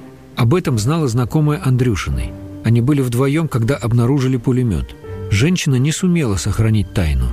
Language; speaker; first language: Russian; native; Russian